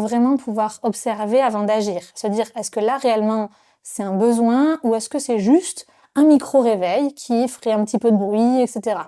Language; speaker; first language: French; native; French